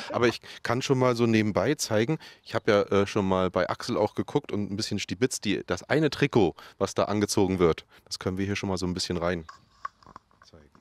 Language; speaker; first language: German; native; German